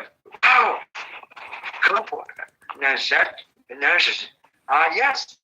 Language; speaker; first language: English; non-native, learner; Portuguese